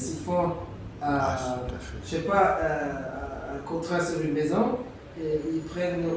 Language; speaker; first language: French; native; French